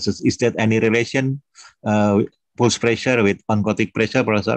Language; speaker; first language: English; non-native, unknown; Indonesian